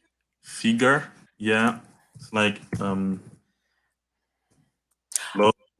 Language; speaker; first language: English; non-native, learner; Portuguese